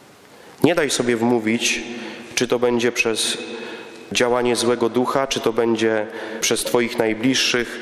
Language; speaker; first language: Polish; native; Polish